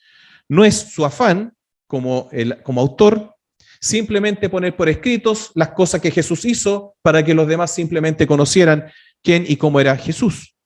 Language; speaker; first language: Spanish; native; Spanish